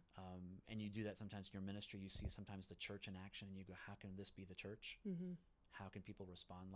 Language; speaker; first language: English; early bilingual, other home language; Spanish